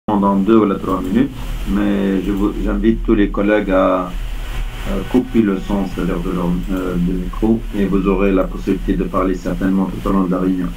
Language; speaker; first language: French; non-native, local second language; Arabic